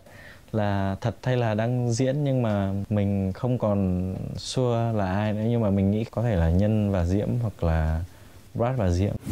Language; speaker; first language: Vietnamese; native; Vietnamese